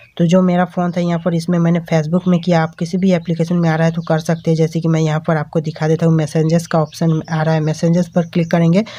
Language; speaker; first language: Hindi; native; Hindi